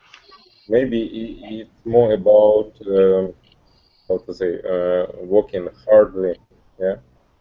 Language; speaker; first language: English; non-native, learner; Russian